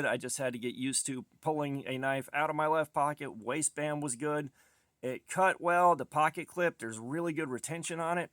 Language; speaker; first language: English; native; English